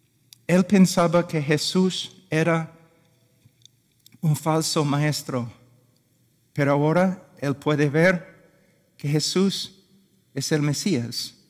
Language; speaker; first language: Spanish; non-native, fluent; English